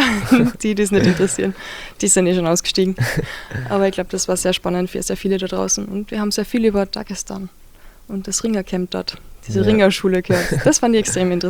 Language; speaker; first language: German; native; German